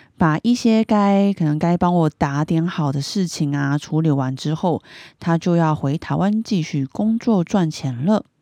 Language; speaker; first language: Chinese; native; Chinese